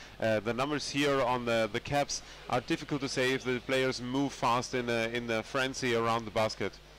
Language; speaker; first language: English; non-native, fluent; German